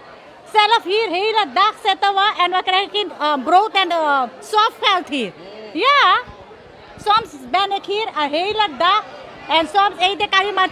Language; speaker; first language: Dutch; non-native, local second language; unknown